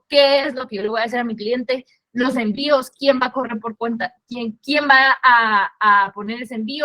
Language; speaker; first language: Spanish; native; Spanish